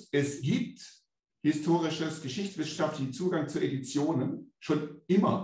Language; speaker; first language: German; native; German